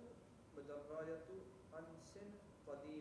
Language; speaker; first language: Arabic; non-native, learner; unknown